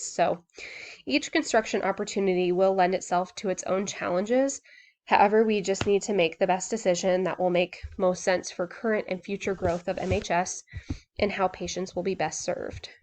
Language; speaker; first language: English; native; English